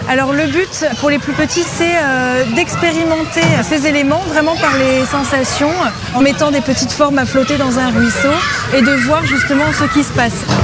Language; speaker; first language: French; native; French